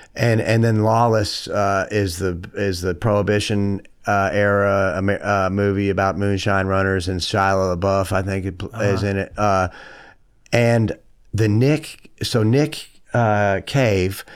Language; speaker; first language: English; native; English